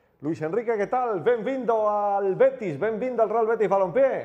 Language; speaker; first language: Portuguese; non-native, learner; Spanish